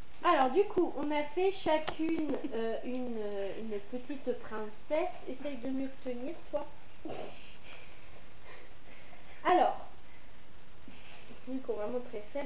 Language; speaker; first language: French; native; French